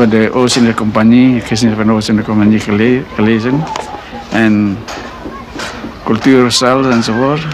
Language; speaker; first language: Dutch; non-native, local second language; Indonesian